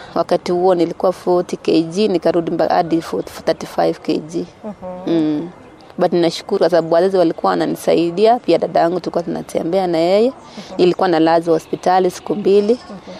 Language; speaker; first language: Swahili; non-native, local second language; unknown